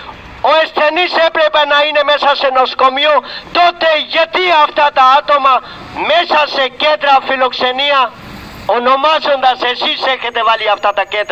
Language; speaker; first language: Greek; non-native, learner; Urdu